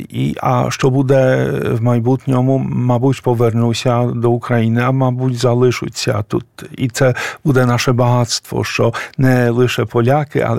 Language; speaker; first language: Ukrainian; non-native, fluent; Polish